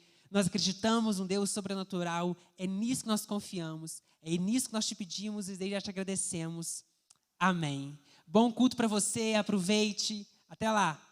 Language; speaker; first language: Portuguese; native; Portuguese